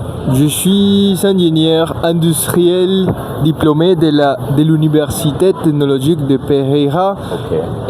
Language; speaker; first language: French; non-native, learner; Spanish